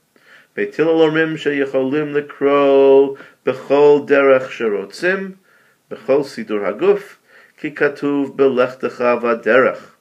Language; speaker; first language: Hebrew; non-native, fluent; English